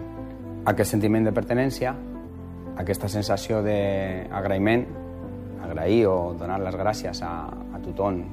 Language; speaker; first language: Catalan; non-native, learner; Spanish